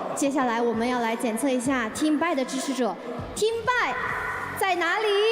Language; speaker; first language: Chinese; native; Chinese